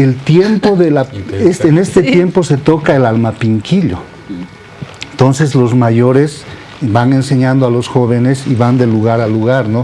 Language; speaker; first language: Spanish; native; Spanish